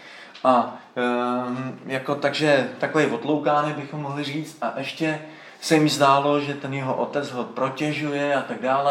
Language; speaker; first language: Czech; native; Czech